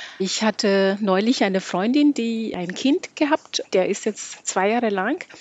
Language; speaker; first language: German; non-native, fluent; Malagasy